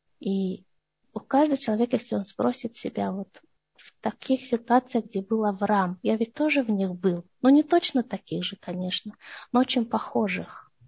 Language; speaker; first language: Russian; early bilingual, heritage; Russian